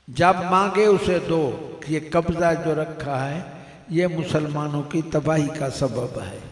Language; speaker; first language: Urdu; native; Urdu